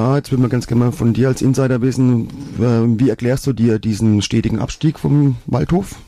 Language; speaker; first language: German; native; German